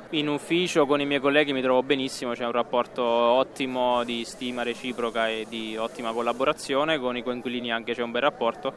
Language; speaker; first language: Italian; native; Italian